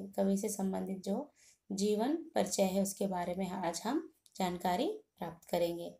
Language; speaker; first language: Hindi; non-native, local second language; Telugu